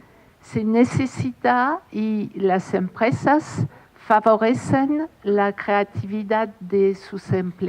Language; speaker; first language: Spanish; non-native, fluent; French